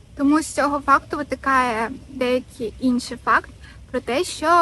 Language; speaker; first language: Ukrainian; non-native, local second language; Russian